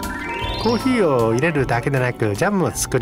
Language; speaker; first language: Japanese; non-native, fluent; Chinese